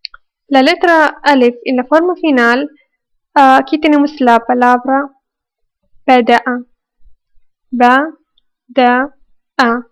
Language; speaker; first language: Spanish; non-native, fluent; Arabic